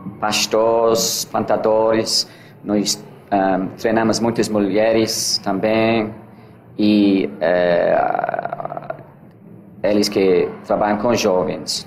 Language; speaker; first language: Portuguese; non-native, learner; English